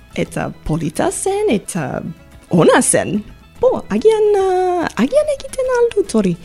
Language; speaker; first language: Basque; non-native, learner; English